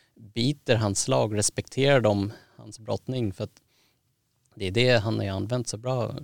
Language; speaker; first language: Swedish; native; Swedish